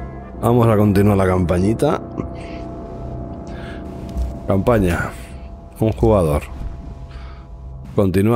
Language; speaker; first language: Spanish; native; Spanish